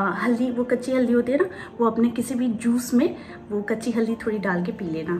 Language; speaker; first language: Hindi; non-native, local second language; Bangla